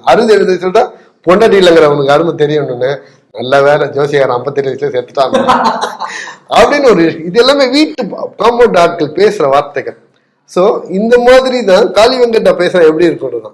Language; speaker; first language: Tamil; native; Tamil